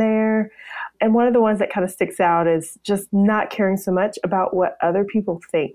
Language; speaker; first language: English; native; English